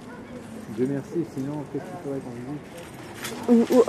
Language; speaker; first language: French; native; French